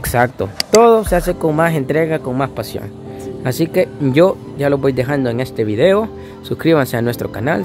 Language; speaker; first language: Spanish; native; Spanish